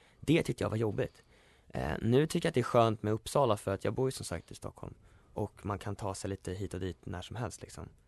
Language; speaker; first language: Swedish; native; Swedish